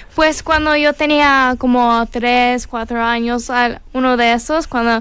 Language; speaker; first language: Spanish; non-native, learner; English